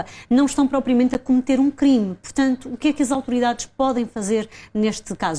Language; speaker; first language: Portuguese; native; Portuguese